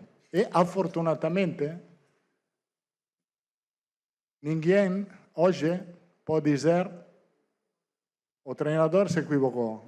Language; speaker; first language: Portuguese; non-native, fluent; Italian